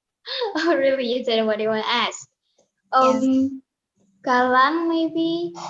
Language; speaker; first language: English; non-native, learner; Indonesian